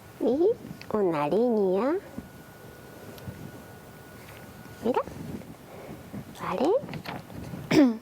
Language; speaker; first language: Spanish; non-native, learner; Japanese